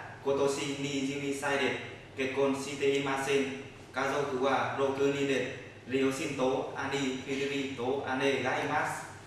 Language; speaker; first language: Japanese; non-native, learner; Vietnamese